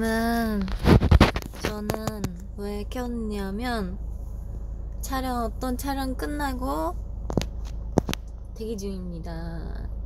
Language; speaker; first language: Korean; non-native, fluent; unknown